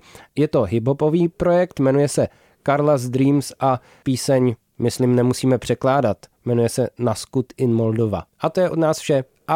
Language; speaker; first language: Czech; native; Czech